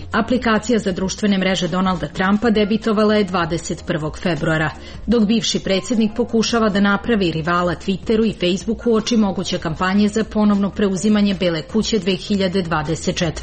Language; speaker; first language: Serbian; native; Serbian